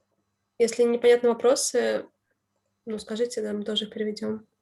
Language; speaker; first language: Russian; native; Russian